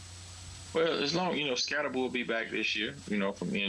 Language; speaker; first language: English; native; English